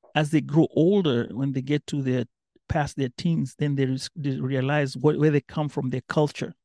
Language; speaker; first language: English; non-native, local second language; Giryama